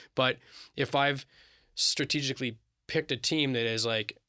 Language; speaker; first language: English; native; English